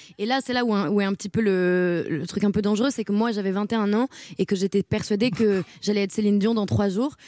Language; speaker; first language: French; native; French